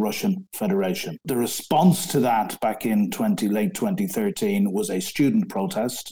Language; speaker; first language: English; native; English